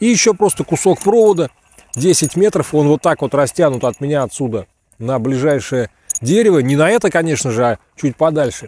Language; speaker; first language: Russian; native; Russian